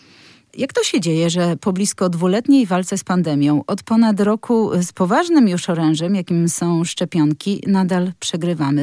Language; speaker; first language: Polish; native; Polish